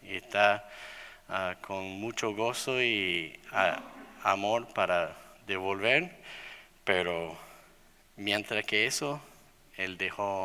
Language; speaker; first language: Spanish; non-native, fluent; English